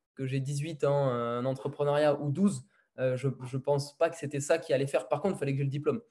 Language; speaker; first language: French; native; French